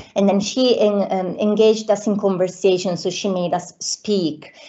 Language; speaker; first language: English; non-native, fluent; Italian